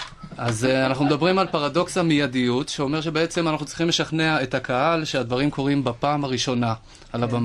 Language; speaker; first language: Hebrew; native; Hebrew